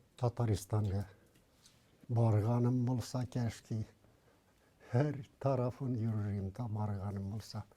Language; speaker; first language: Tatar; early bilingual, heritage; Tatar